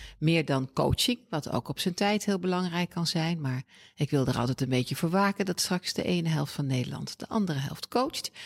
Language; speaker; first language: Dutch; native; Dutch